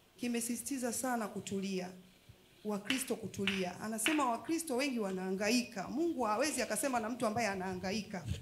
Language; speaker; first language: Swahili; native; Swahili